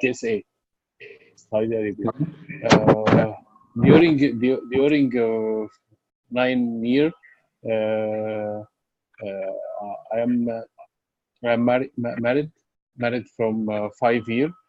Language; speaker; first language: English; non-native, learner; Arabic